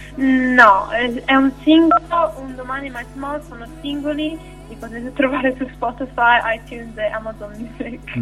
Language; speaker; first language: Italian; early bilingual, heritage; Italian